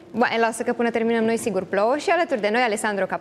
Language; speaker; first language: Romanian; native; Romanian